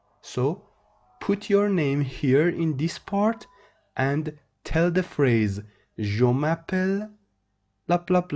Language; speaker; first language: English; non-native, fluent; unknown